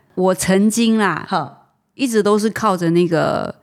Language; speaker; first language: Chinese; native; Chinese